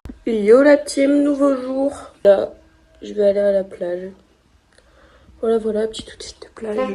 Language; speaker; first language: French; native; French